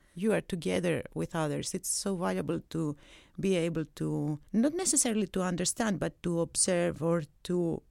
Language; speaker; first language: English; non-native, fluent; Greek